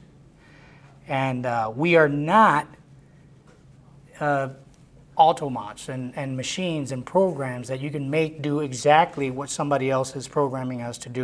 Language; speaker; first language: English; non-native, local second language; Spanish